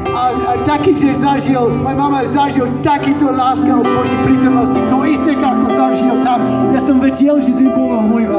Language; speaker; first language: Slovak; non-native, learner; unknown